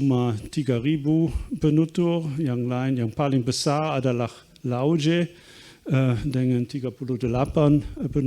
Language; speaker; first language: Indonesian; non-native, fluent; German